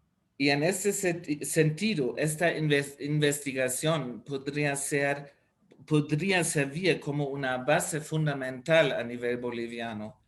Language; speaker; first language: Spanish; non-native, fluent; German